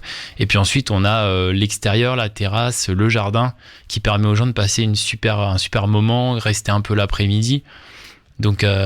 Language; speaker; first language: French; native; French